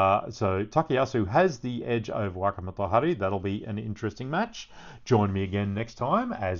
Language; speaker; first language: English; native; English